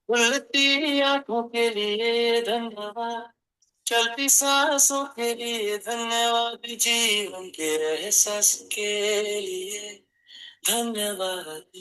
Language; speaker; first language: Hindi; native; Hindi